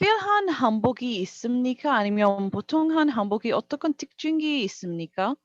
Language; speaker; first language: Korean; non-native, learner; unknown